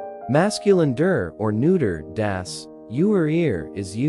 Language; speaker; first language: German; non-native, learner; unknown